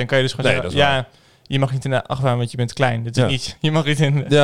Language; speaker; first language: Dutch; native; Dutch